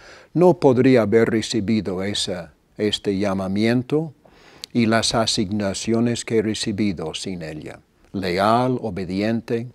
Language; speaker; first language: Spanish; non-native, fluent; English